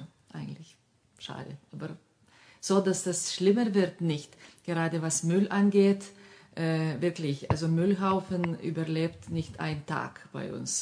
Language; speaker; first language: German; non-native, fluent; Lithuanian